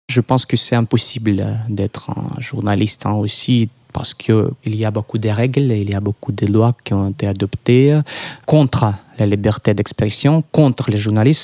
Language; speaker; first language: French; non-native, fluent; Russian